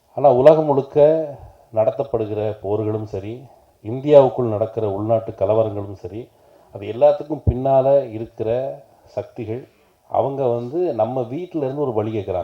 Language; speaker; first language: Tamil; native; Tamil